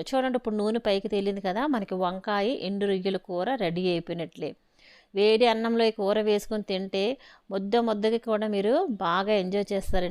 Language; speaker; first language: Telugu; native; Telugu